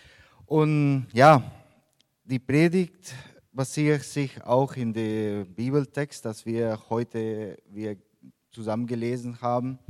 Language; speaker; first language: German; non-native, fluent; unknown